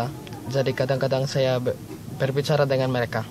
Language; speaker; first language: Indonesian; non-native, learner; Filipino